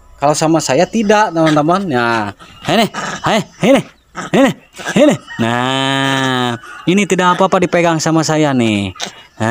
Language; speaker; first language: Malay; non-native, local second language; Sundanese